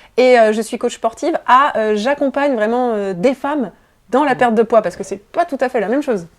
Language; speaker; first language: French; native; French